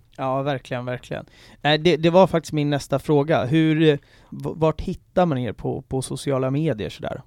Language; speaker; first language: Swedish; native; Swedish